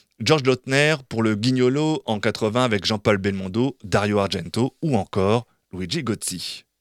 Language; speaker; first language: French; native; French